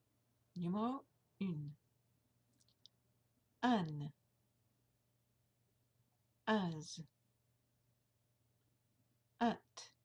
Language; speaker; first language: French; non-native, fluent; English